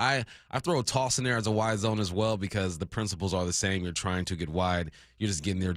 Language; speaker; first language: English; native; English